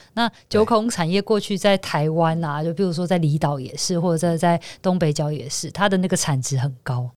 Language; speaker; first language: Chinese; native; Chinese